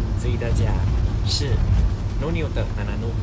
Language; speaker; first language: Chinese; non-native, learner; Thai